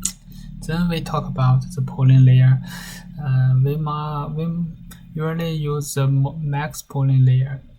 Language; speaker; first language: English; non-native, learner; Chinese